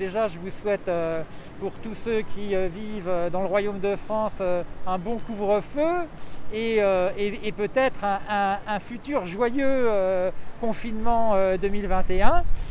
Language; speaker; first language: French; native; French